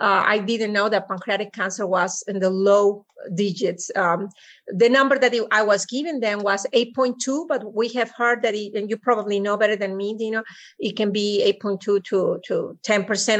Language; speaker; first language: English; non-native, fluent; Spanish